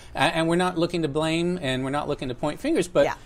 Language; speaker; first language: English; native; English